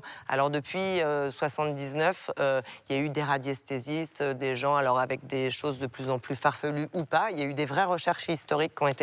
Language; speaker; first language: French; native; French